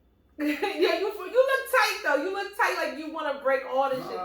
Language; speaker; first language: English; native; English